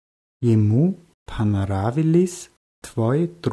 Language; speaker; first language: Russian; non-native, learner; German